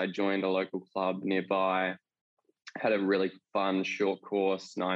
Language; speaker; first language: English; native; English